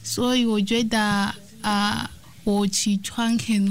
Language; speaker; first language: Chinese; non-native, learner; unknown